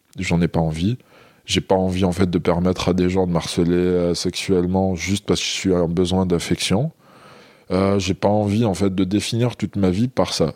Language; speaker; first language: French; non-native, local second language; Arabic